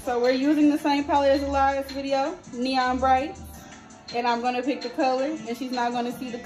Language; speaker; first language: English; native; English